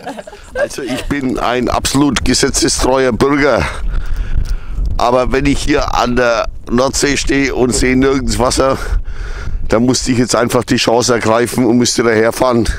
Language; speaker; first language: German; native; German